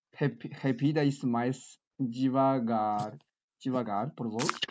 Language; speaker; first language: Portuguese; non-native, learner; Chinese